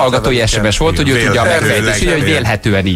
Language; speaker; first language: Hungarian; native; Hungarian